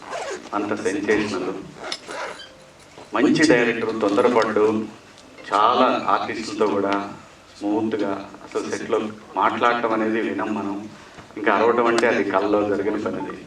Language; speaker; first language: Telugu; native; Telugu